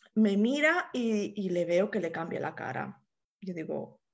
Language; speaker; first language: Spanish; non-native, fluent; Romanian